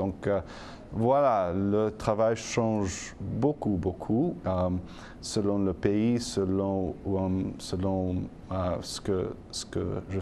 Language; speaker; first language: French; non-native, fluent; English